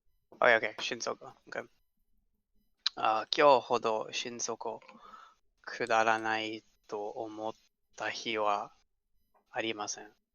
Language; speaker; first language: Japanese; non-native, learner; English